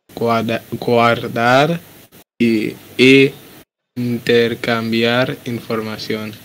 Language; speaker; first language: Spanish; non-native, learner; English